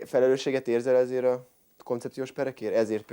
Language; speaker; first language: Hungarian; native; Hungarian